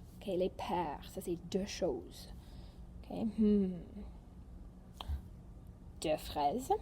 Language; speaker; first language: French; non-native, fluent; English